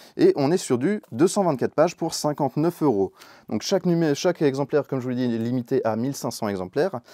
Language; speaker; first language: French; native; French